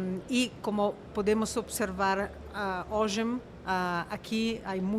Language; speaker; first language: Portuguese; non-native, fluent; Italian